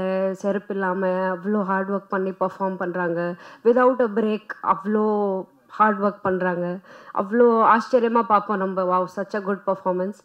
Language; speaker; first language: Tamil; non-native, fluent; Punjabi